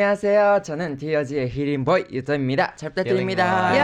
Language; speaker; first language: Korean; non-native, fluent; Japanese